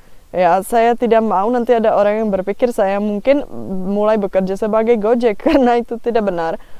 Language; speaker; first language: Indonesian; non-native, fluent; Czech